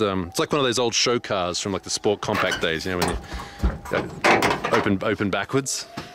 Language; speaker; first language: English; native; English